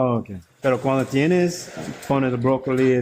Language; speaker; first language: Spanish; non-native, learner; English